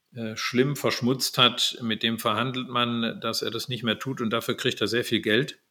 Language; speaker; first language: German; native; German